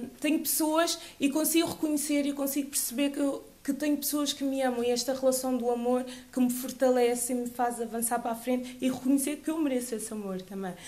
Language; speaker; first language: Portuguese; early bilingual, other home language; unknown